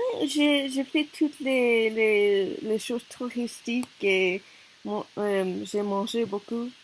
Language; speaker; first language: French; non-native, learner; Korean